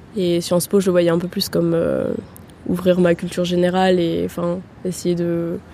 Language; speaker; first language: French; early bilingual, heritage; German